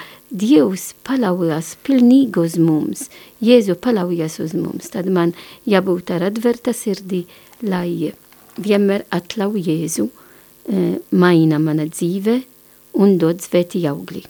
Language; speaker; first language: Latvian; non-native, learner; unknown